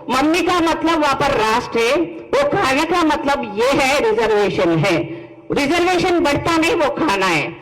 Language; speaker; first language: Hindi; non-native, local second language; Telugu